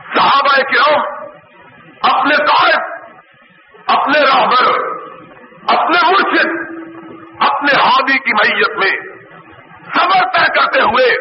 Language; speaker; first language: Urdu; non-native, local second language; Punjabi